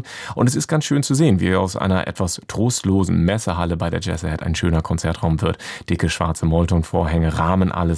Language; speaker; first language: German; native; German